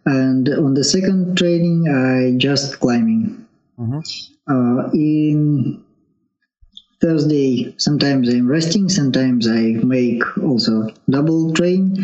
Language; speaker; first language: English; non-native, learner; Russian